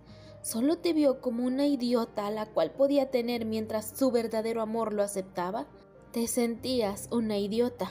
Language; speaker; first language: Spanish; native; Spanish